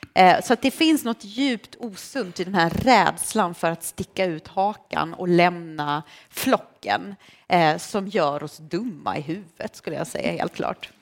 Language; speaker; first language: Swedish; early bilingual, other home language; Romanian